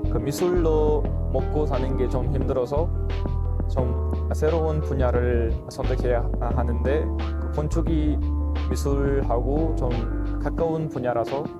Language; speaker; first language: Korean; non-native, fluent; Uzbek